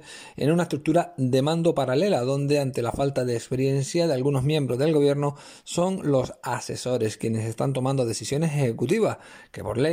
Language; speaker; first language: Spanish; native; Spanish